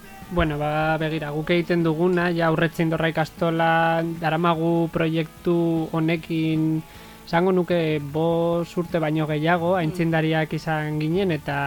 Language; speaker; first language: Basque; native; Basque